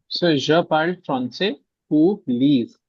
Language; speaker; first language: French; non-native, fluent; Hindi